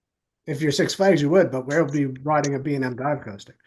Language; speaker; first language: English; native; English